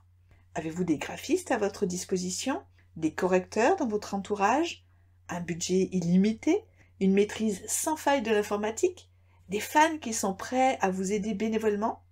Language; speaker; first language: French; native; French